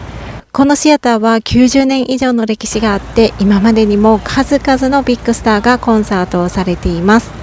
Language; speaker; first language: Japanese; native; Japanese